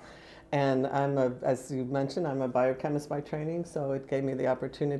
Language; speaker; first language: English; native; English